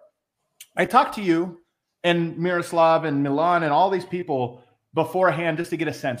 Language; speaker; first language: English; native; English